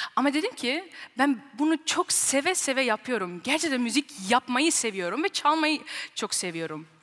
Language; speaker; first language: Turkish; early bilingual, heritage; Turkish